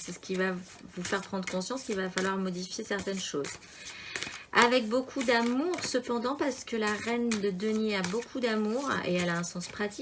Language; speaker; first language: French; native; French